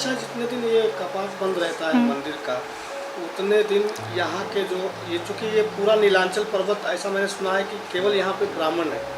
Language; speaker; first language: Hindi; native; Hindi